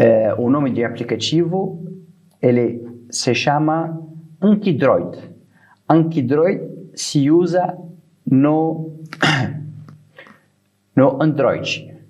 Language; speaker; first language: Portuguese; non-native, fluent; Arabic